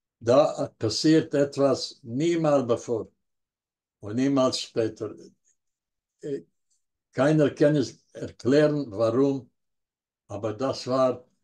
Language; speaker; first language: German; non-native, learner; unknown